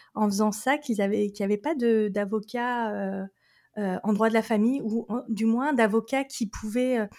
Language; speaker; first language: French; native; French